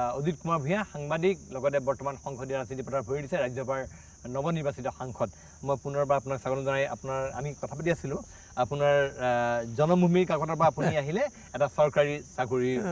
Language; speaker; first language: Assamese; native; Assamese